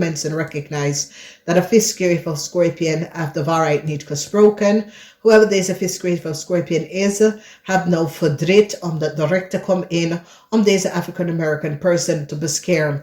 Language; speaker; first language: Dutch; non-native, fluent; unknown